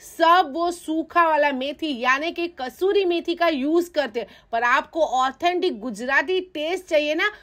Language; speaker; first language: Hindi; non-native, local second language; Gujarati